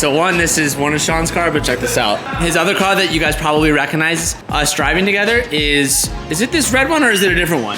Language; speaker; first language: English; native; English